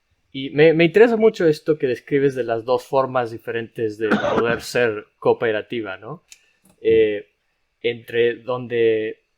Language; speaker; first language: Spanish; non-native, fluent; English